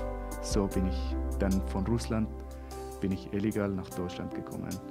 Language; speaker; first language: German; non-native, learner; Persian